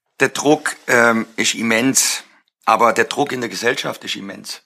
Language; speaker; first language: German; non-native, fluent; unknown